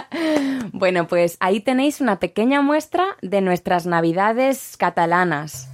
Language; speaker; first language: Spanish; non-native, local second language; Catalan